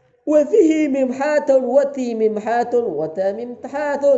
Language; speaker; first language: Arabic; non-native, fluent; Indonesian